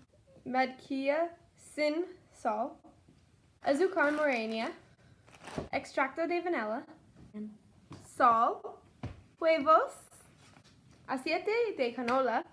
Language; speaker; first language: Spanish; non-native, learner; English